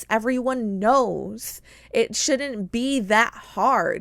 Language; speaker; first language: English; native; English